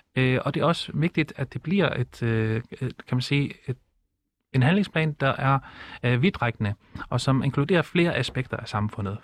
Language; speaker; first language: Danish; early bilingual, other home language; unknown